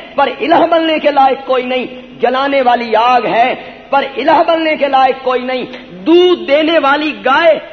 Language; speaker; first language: Urdu; non-native, local second language; Punjabi